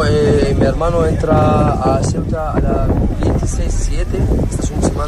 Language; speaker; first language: Spanish; non-native, learner; Arabic